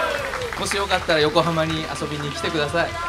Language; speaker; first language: Japanese; native; Japanese